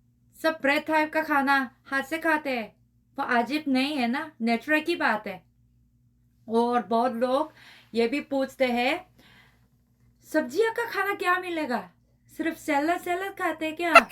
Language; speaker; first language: Hindi; non-native, learner; Korean